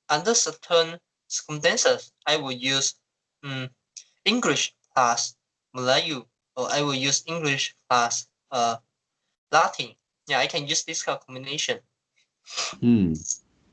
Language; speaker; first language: English; non-native, local second language; Chinese